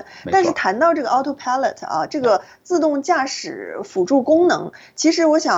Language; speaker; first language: Chinese; native; Chinese